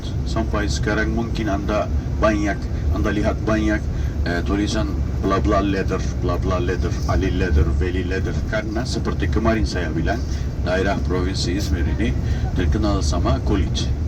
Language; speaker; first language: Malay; non-native, fluent; Turkish